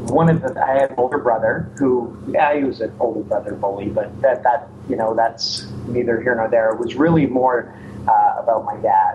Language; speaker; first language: English; native; English